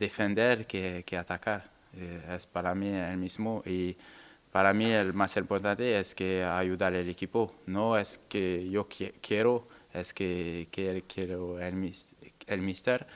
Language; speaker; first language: Spanish; non-native, learner; French